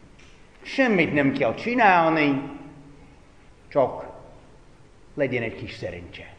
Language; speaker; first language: Hungarian; non-native, fluent; English